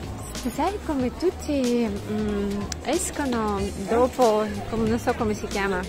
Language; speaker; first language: Italian; non-native, learner; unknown